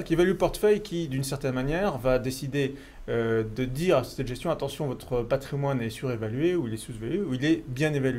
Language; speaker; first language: French; native; French